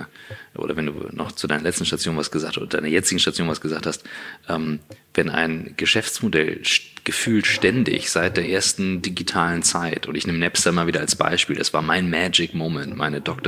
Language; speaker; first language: German; native; German